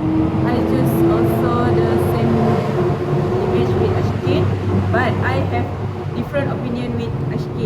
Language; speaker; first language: English; non-native, learner; Malay